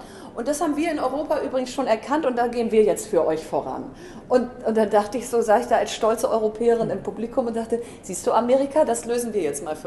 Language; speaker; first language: German; native; German